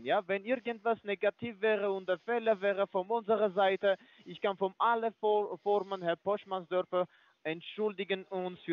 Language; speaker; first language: German; non-native, fluent; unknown